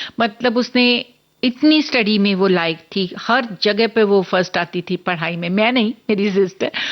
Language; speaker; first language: Hindi; non-native, local second language; Punjabi